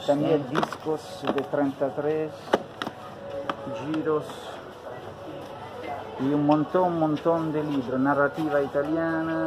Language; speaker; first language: Spanish; non-native, fluent; Italian